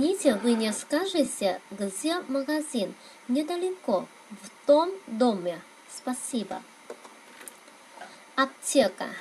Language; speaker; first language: Russian; non-native, fluent; Vietnamese